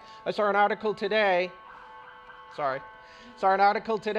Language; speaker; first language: English; native; English